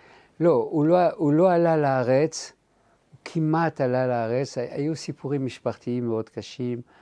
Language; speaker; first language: Hebrew; non-native, fluent; French